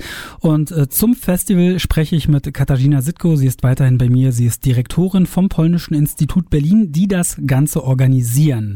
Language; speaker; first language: German; native; German